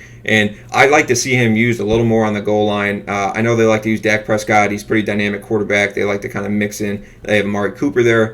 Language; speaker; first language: English; native; English